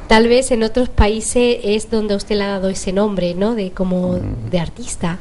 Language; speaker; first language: Spanish; native; Spanish